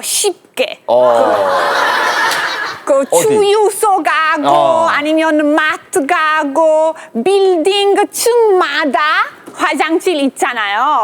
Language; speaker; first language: Korean; non-native, fluent; Italian